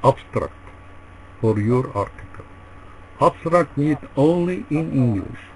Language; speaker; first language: English; non-native, learner; Russian